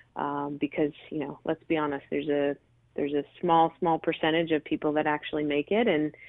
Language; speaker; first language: English; native; English